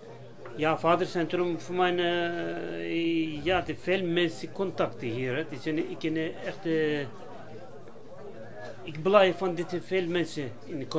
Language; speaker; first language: Dutch; non-native, learner; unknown